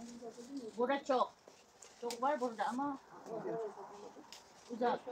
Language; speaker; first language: Turkish; non-native, learner; Filipino